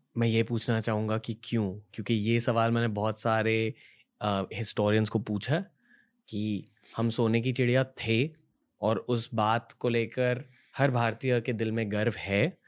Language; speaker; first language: Hindi; native; Hindi